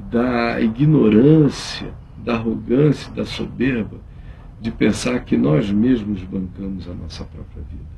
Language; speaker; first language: Portuguese; native; Portuguese